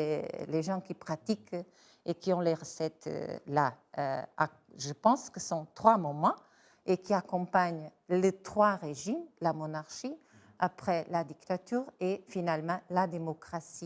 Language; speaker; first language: French; non-native, fluent; Portuguese